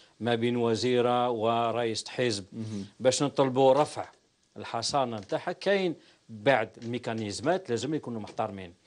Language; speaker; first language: Arabic; native; Arabic